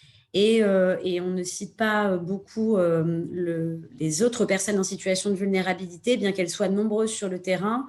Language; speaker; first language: French; native; French